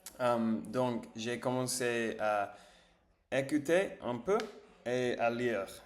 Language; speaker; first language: French; non-native, learner; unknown